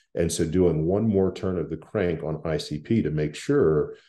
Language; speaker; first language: English; native; English